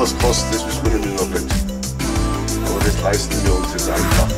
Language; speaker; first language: German; native; German